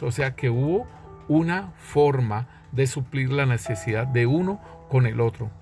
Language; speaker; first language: Spanish; native; Spanish